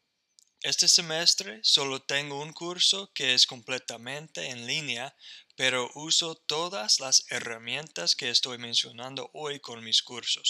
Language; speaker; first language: Spanish; non-native, fluent; English